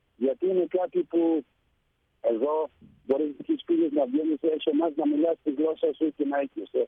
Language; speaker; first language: Greek; early bilingual, heritage; Greek